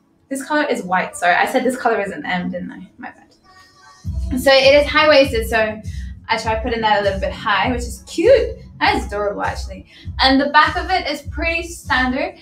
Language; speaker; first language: English; early bilingual, other home language; Portuguese